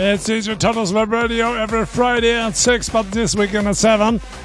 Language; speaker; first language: English; non-native, learner; German